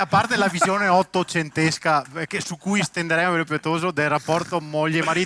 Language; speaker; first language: Italian; native; Italian